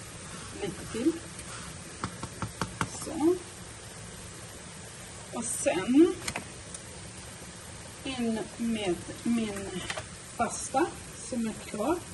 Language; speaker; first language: Swedish; non-native, fluent; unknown